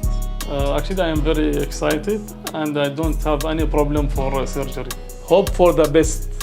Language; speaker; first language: English; non-native, learner; Arabic